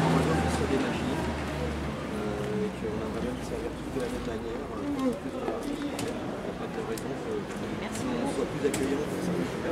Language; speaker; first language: French; native; French